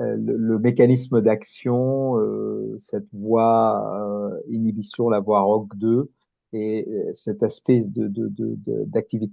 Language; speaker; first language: French; native; French